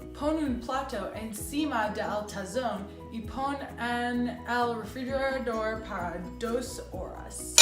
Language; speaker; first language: Spanish; non-native, learner; English